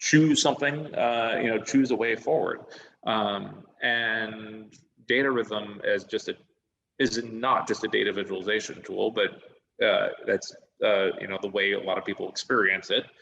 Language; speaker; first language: English; native; English